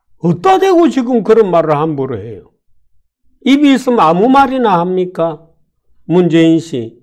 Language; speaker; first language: Korean; native; Korean